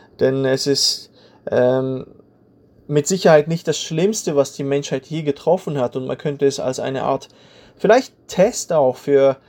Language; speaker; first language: German; native; German